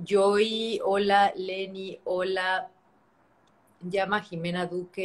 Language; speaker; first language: Spanish; native; Spanish